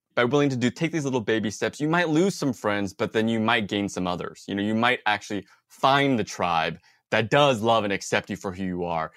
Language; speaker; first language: English; native; English